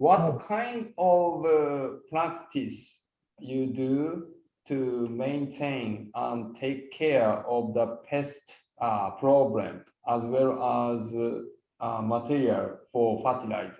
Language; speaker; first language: English; non-native, learner; Japanese